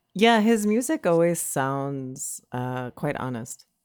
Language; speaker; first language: English; native; English